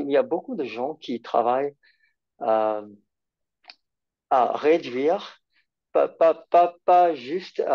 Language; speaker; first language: French; non-native, fluent; English